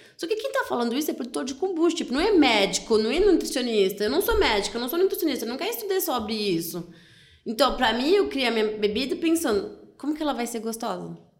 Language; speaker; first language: Portuguese; non-native, fluent; French